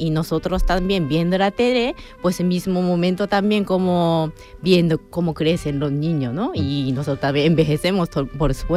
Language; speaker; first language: Spanish; non-native, fluent; Japanese